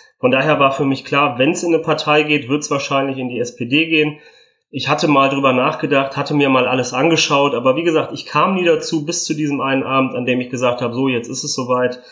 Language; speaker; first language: German; early bilingual, other home language; Italian